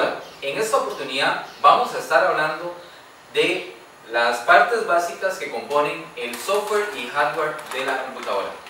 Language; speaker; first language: Spanish; native; Spanish